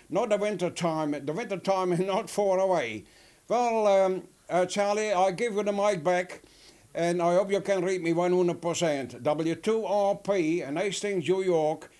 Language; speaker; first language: English; non-native, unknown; Dutch